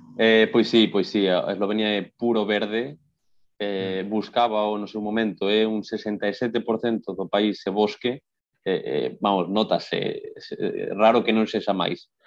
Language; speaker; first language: Galician; non-native, local second language; Spanish